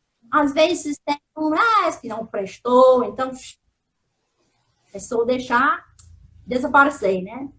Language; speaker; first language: Portuguese; non-native, fluent; English